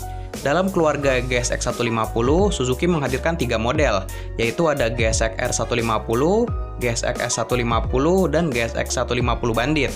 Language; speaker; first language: Indonesian; native; Indonesian